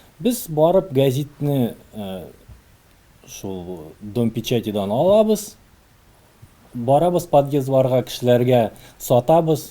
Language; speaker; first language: Tatar; early bilingual, heritage; Tatar